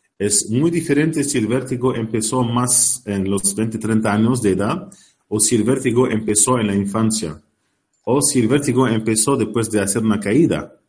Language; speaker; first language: Spanish; non-native, learner; Arabic